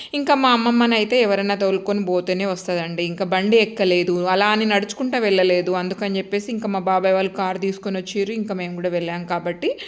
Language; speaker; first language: Telugu; native; Telugu